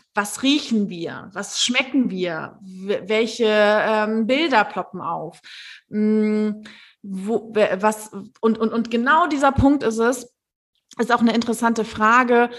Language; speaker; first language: German; early bilingual, other home language; Turkish